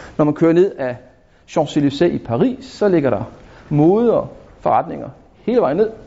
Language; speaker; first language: Danish; native; Danish